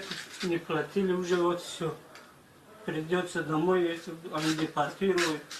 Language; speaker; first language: Russian; non-native, learner; Tajik